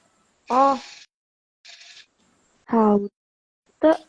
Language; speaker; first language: Chinese; non-native, learner; Indonesian